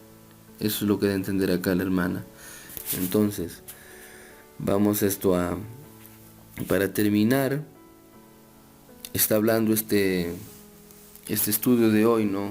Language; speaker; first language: Spanish; native; Spanish